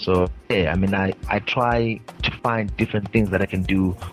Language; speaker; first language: English; non-native, local second language; Zulu